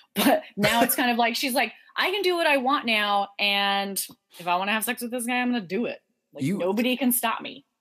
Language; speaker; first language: English; native; English